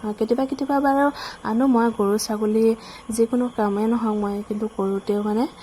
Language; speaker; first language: Assamese; native; Assamese